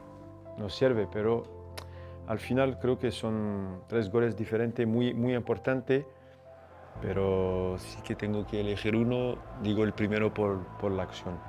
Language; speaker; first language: Spanish; non-native, fluent; French